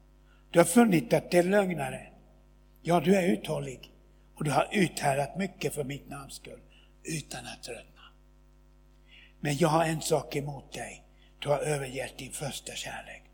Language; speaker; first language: Swedish; non-native, fluent; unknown